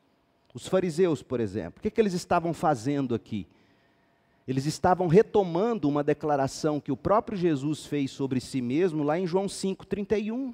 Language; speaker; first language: Portuguese; native; Portuguese